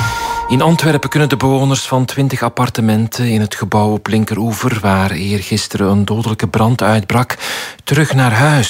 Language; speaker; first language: Dutch; native; Dutch